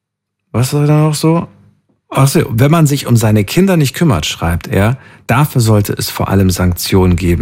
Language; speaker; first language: German; native; German